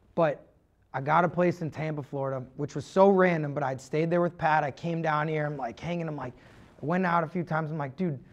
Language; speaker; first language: English; native; English